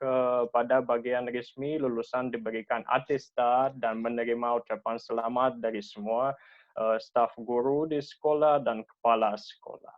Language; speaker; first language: Indonesian; non-native, learner; Russian